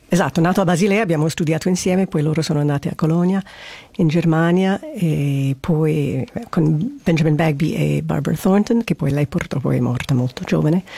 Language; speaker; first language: Italian; non-native, fluent; English